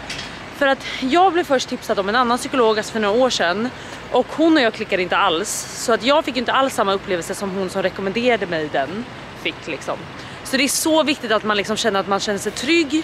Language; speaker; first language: Swedish; native; Swedish